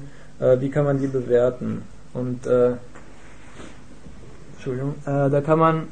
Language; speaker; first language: German; native; German